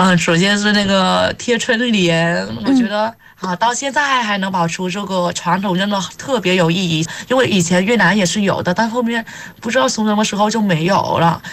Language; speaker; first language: Chinese; non-native, fluent; Vietnamese